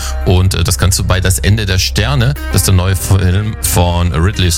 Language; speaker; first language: German; native; German